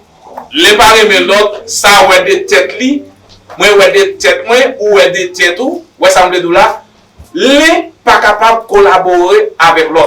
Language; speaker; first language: French; non-native, learner; Haitian Creole